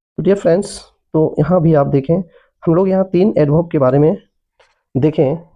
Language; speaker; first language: Hindi; native; Hindi